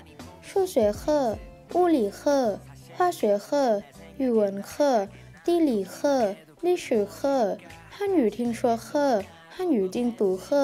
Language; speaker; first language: Chinese; non-native, learner; Thai